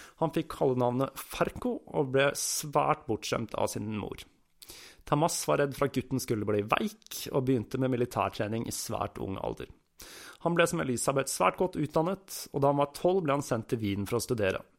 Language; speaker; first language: Norwegian; native; Norwegian